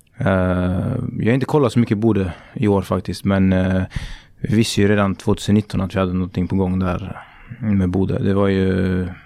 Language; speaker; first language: Swedish; native; Swedish